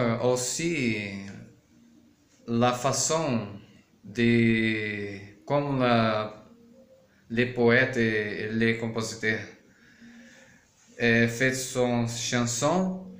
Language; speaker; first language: French; non-native, learner; Portuguese